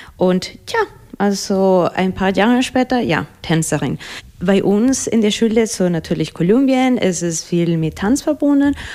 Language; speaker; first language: German; non-native, fluent; Spanish